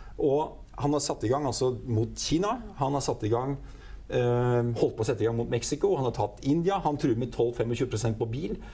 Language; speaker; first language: Norwegian; native; Norwegian